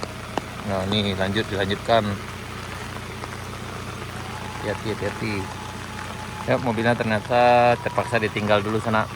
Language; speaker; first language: Indonesian; non-native, local second language; Minangkabau